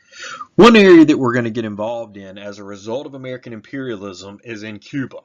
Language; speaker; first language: English; native; English